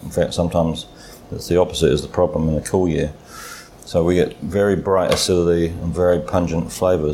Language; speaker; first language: English; native; English